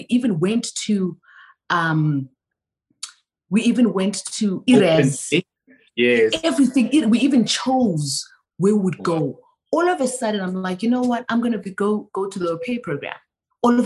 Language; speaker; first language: English; non-native, local second language; Zulu